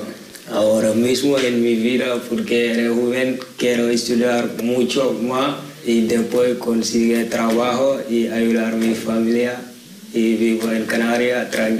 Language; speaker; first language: Spanish; non-native, learner; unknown